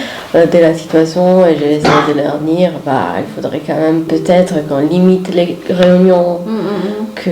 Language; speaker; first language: French; non-native, fluent; Italian